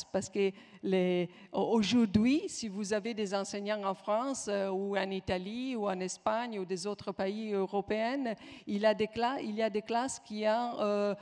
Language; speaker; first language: French; non-native, fluent; Italian